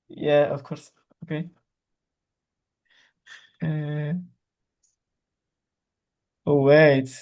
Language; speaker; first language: English; non-native, learner; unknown